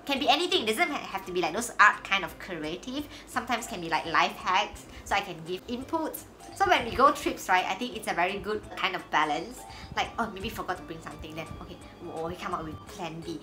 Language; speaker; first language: English; non-native, local second language; Chinese